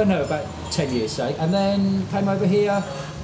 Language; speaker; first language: English; native; English